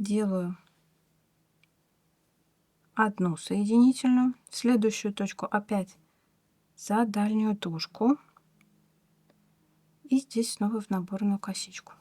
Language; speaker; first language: Russian; native; Russian